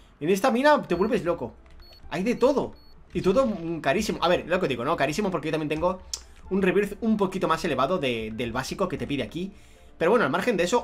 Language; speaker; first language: Spanish; native; Spanish